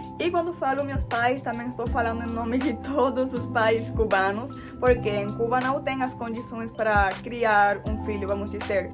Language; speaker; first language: Portuguese; non-native, fluent; Spanish